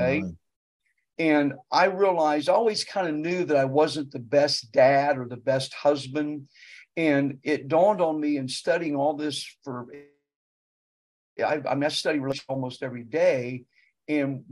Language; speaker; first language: English; native; English